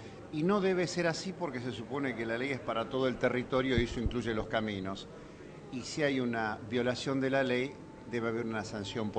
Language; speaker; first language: Spanish; native; Spanish